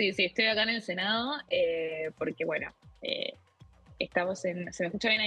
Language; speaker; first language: Spanish; native; Spanish